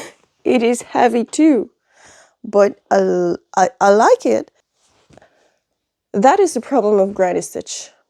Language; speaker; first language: English; non-native, fluent; French